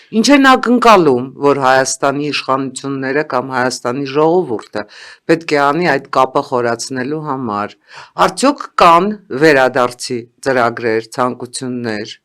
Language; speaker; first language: Armenian; native; Armenian